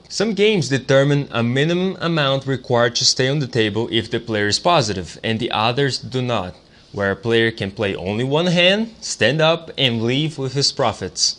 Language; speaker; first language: English; non-native, fluent; Portuguese